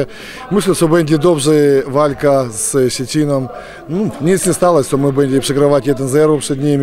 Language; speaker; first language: Polish; non-native, learner; Ukrainian